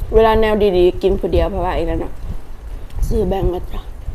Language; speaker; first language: Thai; native; Thai